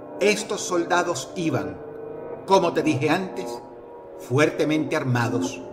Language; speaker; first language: Spanish; native; Spanish